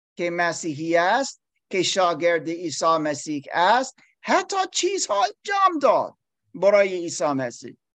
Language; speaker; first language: Persian; non-native, learner; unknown